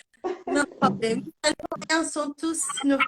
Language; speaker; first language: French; non-native, local second language; Arabic